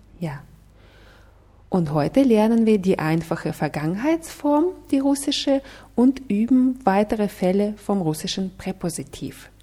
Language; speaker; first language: German; non-native, fluent; Russian